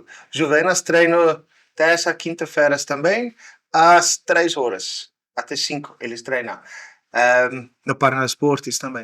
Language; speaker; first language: Portuguese; non-native, learner; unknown